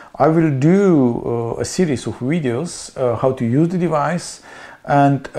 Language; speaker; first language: English; non-native, learner; Slovenian